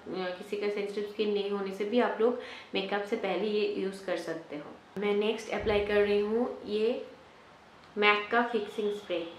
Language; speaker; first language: Hindi; non-native, local second language; Bangla